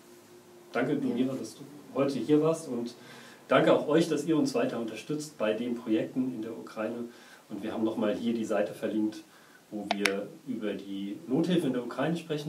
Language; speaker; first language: German; native; German